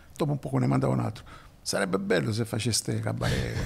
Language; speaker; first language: Italian; native; Italian